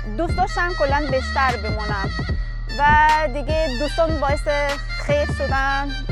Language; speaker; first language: Persian; non-native, fluent; Arabic